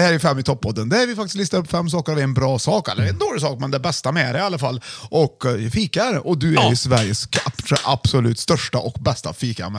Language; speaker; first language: Swedish; native; Swedish